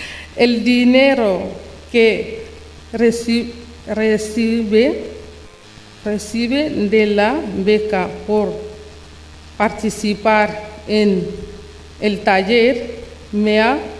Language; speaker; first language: Spanish; non-native, learner; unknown